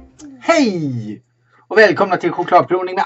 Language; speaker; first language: Swedish; native; Swedish